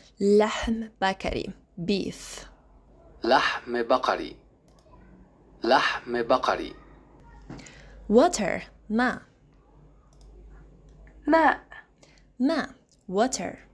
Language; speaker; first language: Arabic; non-native, learner; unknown